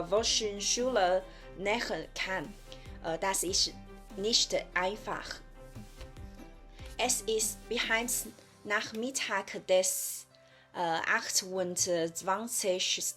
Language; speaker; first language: German; non-native, learner; Chinese